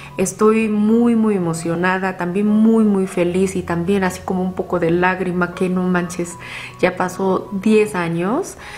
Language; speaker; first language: Spanish; non-native, fluent; Korean